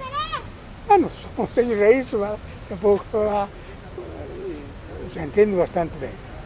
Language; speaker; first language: Portuguese; non-native, local second language; Spanish